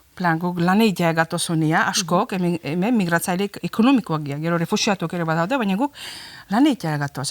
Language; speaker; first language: Basque; non-native, fluent; Azerbaijani